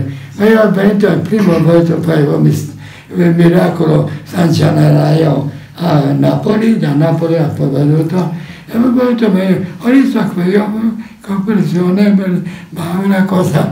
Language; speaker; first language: Italian; non-native, learner; Polish